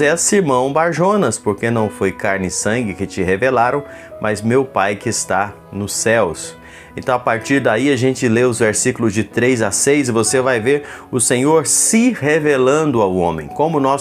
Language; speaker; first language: Portuguese; native; Portuguese